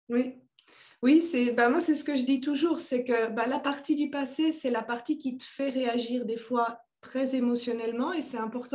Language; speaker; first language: French; native; French